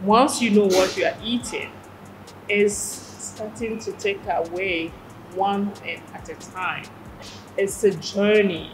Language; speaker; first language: English; non-native, fluent; French